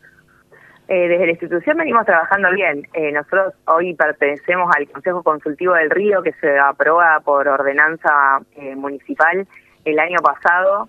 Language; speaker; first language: Spanish; native; Spanish